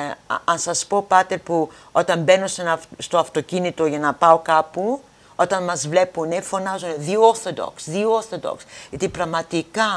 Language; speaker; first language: Greek; early bilingual, heritage; Greek